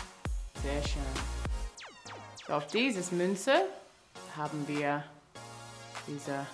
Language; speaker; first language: German; non-native, learner; English